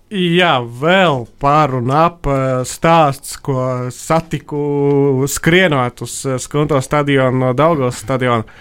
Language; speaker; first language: Latvian; non-native, local second language; Russian